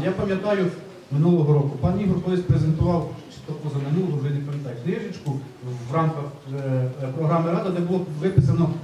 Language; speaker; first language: Ukrainian; native; Ukrainian